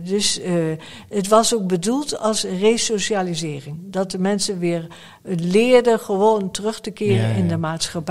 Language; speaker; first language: Dutch; native; Dutch